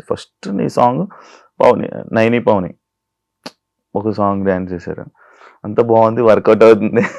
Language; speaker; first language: Telugu; native; Telugu